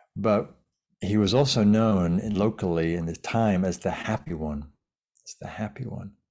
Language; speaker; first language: English; native; English